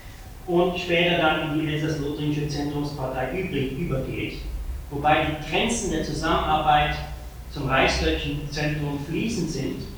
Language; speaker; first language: German; native; German